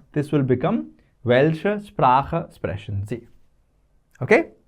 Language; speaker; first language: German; non-native, fluent; Hindi